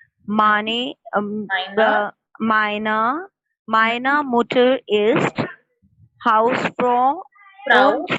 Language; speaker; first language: German; non-native, learner; Hindi